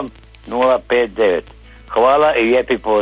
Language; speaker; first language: Croatian; native; Croatian